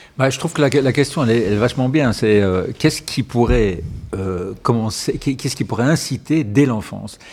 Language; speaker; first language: French; native; French